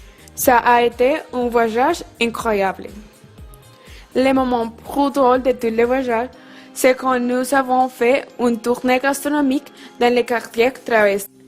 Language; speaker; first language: French; non-native, learner; Spanish